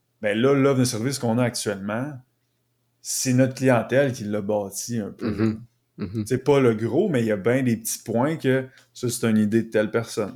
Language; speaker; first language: French; native; French